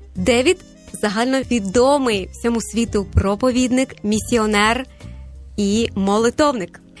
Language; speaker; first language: Ukrainian; native; Ukrainian